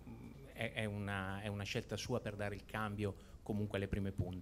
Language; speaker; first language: Italian; native; Italian